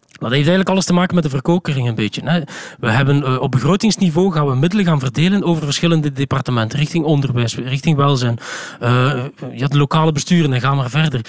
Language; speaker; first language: Dutch; native; Dutch